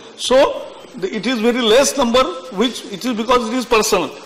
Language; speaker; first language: English; non-native, local second language; Hindi